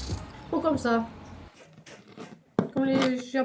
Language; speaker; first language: French; non-native, learner; Romanian